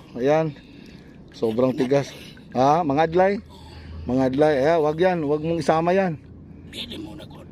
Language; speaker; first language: Filipino; non-native, local second language; Cebuano